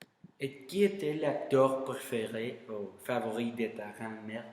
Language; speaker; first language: French; non-native, learner; Spanish